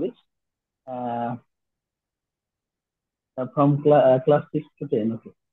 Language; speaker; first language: English; non-native, learner; Bangla